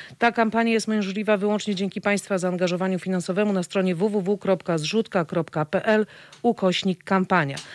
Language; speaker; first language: Polish; native; Polish